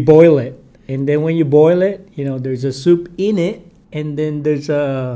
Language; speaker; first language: English; non-native, local second language; Filipino